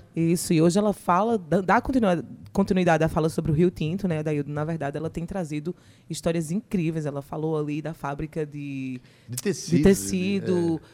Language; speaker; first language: Portuguese; native; Portuguese